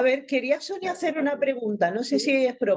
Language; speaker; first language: Spanish; native; Spanish